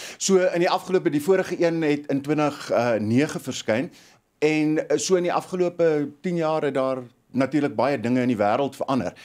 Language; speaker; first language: Afrikaans; native; Afrikaans